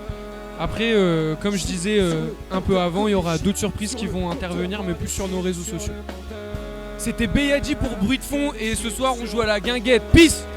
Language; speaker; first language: French; native; French